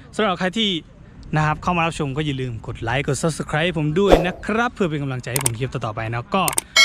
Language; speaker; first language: Thai; native; Thai